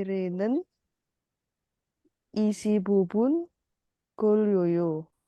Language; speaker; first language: Korean; non-native, learner; Indonesian